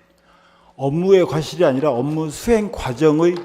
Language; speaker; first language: Korean; native; Korean